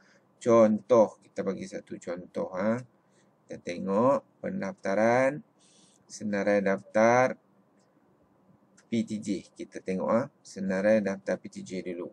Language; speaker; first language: Malay; native; Malay